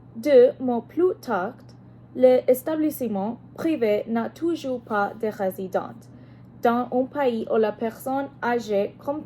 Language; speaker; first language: French; non-native, learner; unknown